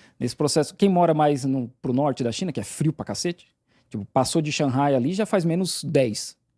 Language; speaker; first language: Portuguese; native; Portuguese